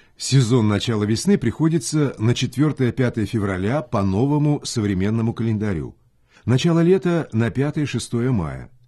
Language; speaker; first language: Russian; non-native, fluent; Chinese